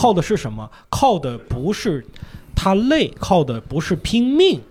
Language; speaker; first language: Chinese; native; Chinese